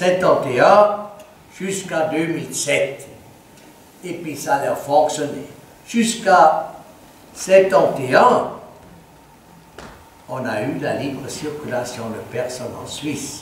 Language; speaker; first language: French; non-native, fluent; German